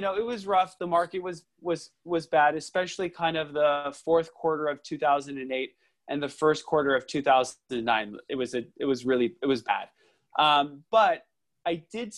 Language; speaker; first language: English; native; English